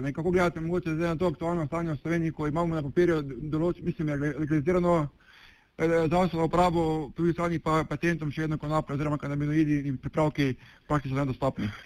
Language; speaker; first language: Slovenian; native; Slovenian